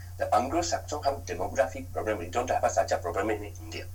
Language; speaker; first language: English; non-native, fluent; Japanese